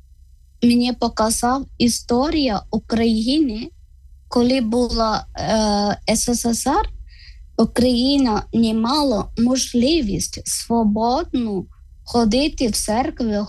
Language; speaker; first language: Ukrainian; non-native, learner; Malayalam